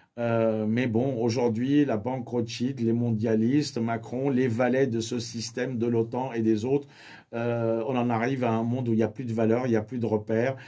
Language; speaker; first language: French; early bilingual, other home language; Armenian